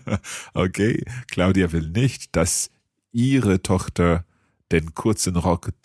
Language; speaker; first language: German; non-native, learner; English